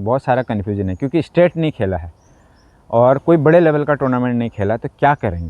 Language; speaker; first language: Hindi; native; Hindi